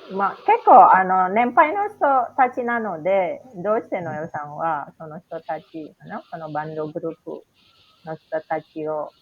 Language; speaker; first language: Japanese; non-native, fluent; Indonesian